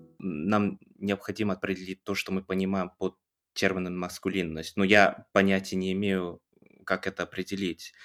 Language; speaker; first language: Russian; non-native, fluent; English